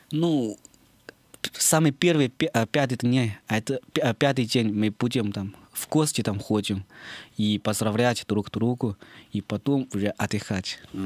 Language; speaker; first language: Russian; non-native, learner; Chinese